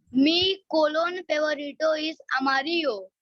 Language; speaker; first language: Spanish; non-native, learner; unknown